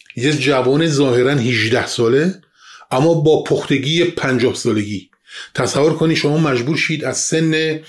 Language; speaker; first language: Persian; non-native, local second language; Kurdish